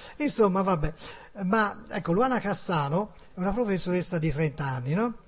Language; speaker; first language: Italian; native; Italian